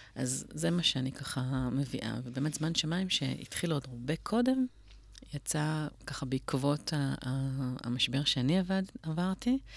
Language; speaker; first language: Hebrew; native; Hebrew